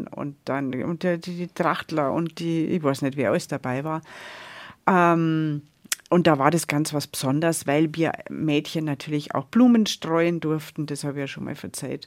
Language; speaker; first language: German; native; German